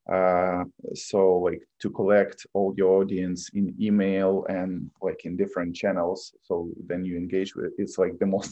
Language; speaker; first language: English; non-native, fluent; Ukrainian